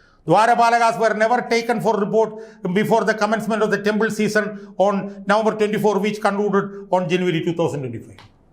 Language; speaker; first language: English; non-native, local second language; Malayalam